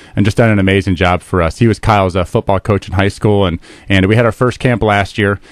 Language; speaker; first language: English; native; English